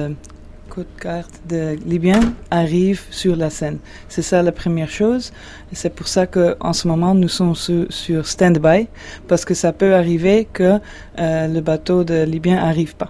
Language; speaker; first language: French; non-native, fluent; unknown